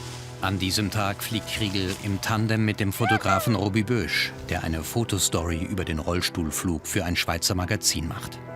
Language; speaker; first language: German; native; German